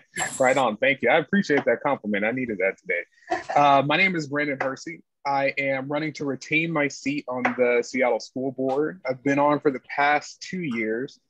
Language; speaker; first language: English; native; English